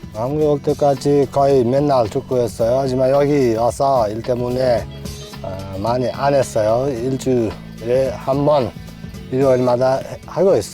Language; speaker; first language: Korean; non-native, learner; Uzbek